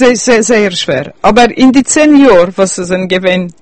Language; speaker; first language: German; early bilingual, heritage; Yiddish